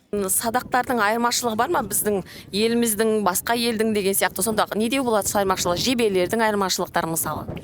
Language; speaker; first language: Kazakh; native; Kazakh